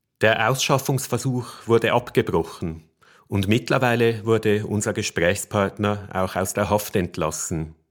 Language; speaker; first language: German; native; German